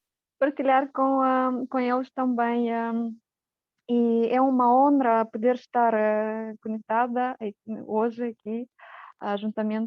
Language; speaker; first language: Portuguese; non-native, fluent; Romanian